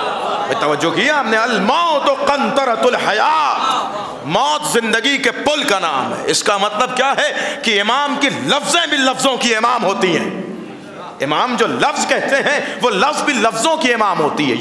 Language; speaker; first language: Urdu; native; Urdu